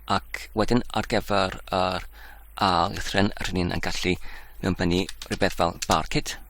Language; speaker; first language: Welsh; non-native, learner; Dutch